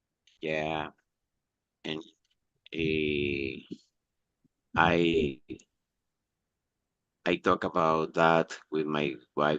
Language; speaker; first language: English; non-native, learner; Spanish